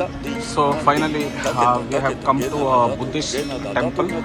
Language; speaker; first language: English; non-native, local second language; Kannada